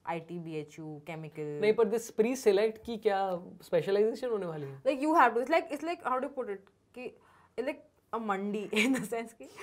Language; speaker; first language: English; non-native, local second language; Hindi